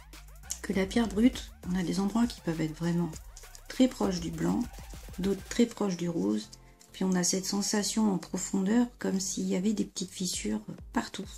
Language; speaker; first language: French; native; French